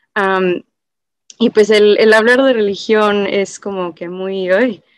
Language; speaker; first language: Spanish; native; Spanish